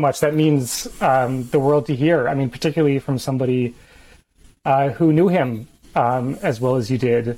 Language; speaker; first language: English; native; English